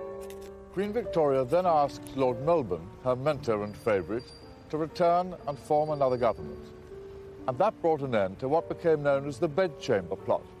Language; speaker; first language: English; native; English